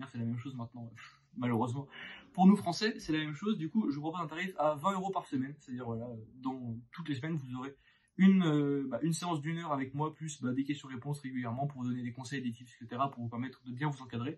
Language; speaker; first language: French; native; French